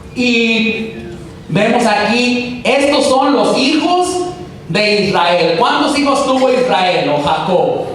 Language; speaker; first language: Spanish; early bilingual, heritage; Spanish